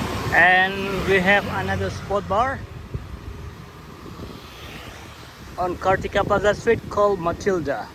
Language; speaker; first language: English; non-native, learner; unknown